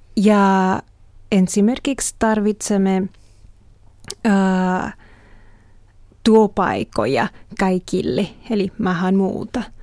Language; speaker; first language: Finnish; non-native, learner; Spanish